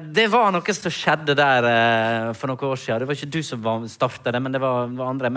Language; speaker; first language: Norwegian; native; Norwegian